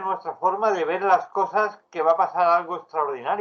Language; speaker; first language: Spanish; native; Spanish